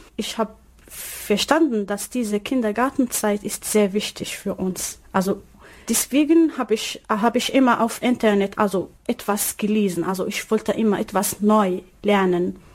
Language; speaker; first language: German; non-native, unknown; Arabic